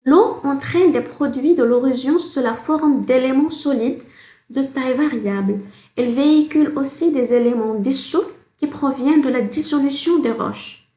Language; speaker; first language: French; non-native, local second language; Arabic